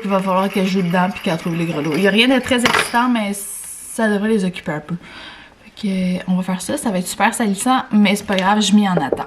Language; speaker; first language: French; native; French